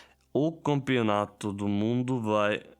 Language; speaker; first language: Portuguese; non-native, learner; German